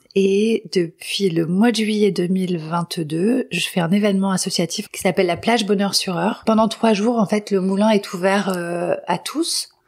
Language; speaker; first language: French; non-native, local second language; Arabic